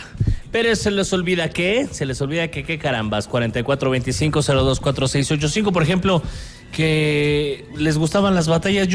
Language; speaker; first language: Spanish; native; Spanish